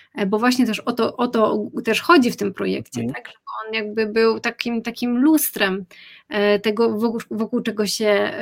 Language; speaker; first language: Polish; native; Polish